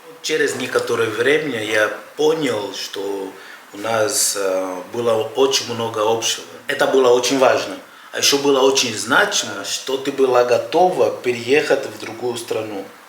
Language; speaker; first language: Russian; non-native, fluent; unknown